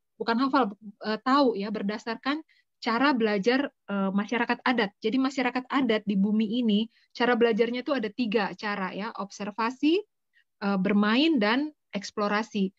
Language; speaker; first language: Indonesian; native; Indonesian